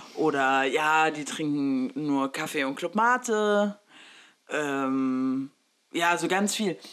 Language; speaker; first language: German; early bilingual, other home language; Spanish